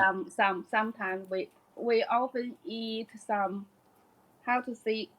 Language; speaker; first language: English; non-native, learner; Chinese